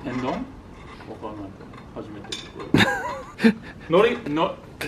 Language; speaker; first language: Japanese; non-native, learner; English